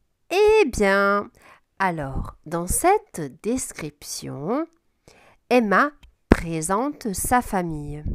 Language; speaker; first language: French; non-native, fluent; Italian